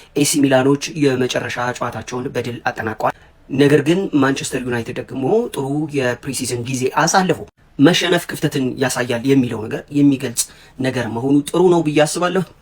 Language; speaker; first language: Amharic; native; Amharic